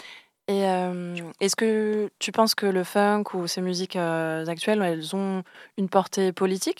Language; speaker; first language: French; native; French